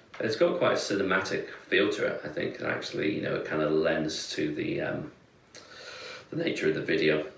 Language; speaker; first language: English; native; English